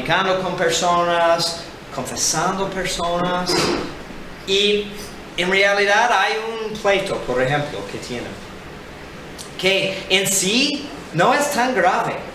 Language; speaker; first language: Spanish; non-native, fluent; English